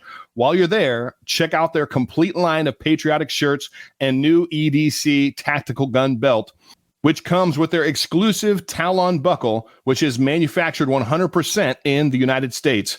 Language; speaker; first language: English; native; English